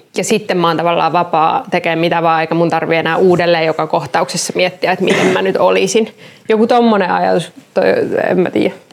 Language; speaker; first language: Finnish; native; Finnish